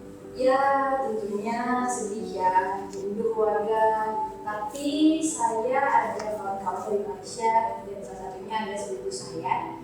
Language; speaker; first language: Indonesian; early bilingual, heritage; Indonesian